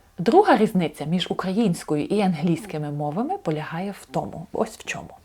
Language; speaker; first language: Ukrainian; native; Ukrainian